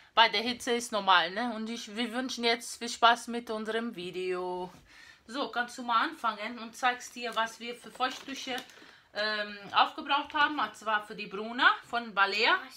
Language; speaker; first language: German; non-native, learner; Portuguese